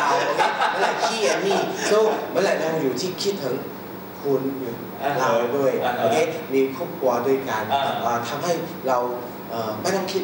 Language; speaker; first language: Thai; non-native, learner; Chinese